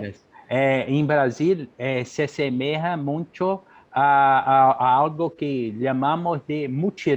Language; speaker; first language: Spanish; non-native, learner; Portuguese